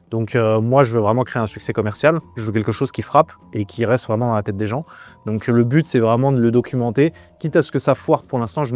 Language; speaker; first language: French; native; French